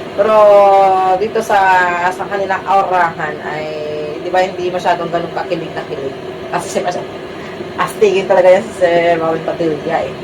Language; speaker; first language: Filipino; native; Filipino